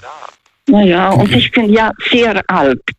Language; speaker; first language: German; non-native, fluent; Russian